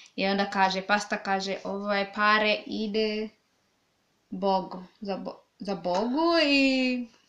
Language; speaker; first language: Serbian; non-native, learner; Swahili